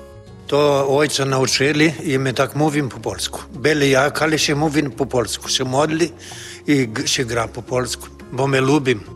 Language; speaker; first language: Polish; early bilingual, heritage; Portuguese